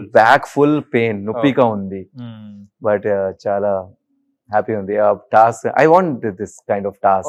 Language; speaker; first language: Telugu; non-native, learner; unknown